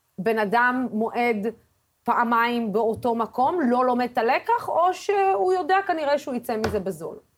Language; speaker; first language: Hebrew; non-native, local second language; Arabic